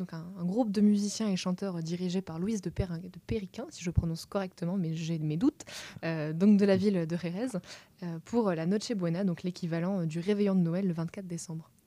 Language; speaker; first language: French; native; French